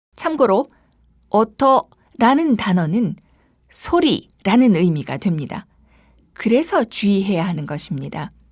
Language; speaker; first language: Korean; native; Korean